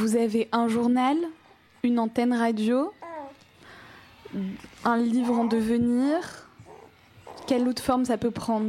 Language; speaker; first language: French; native; French